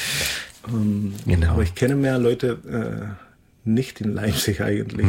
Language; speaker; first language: German; non-native, fluent; Spanish